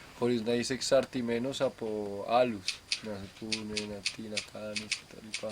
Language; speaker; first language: Greek; non-native, fluent; Spanish